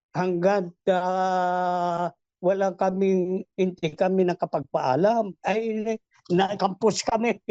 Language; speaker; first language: Filipino; native; Filipino